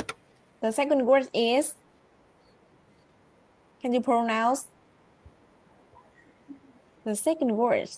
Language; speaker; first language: English; non-native, learner; Vietnamese